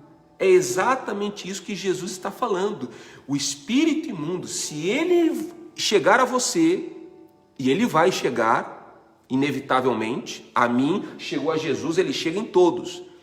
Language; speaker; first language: Portuguese; native; Portuguese